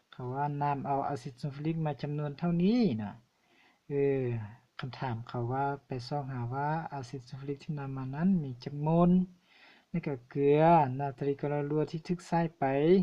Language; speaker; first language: Lao; non-native, local second language; Hmong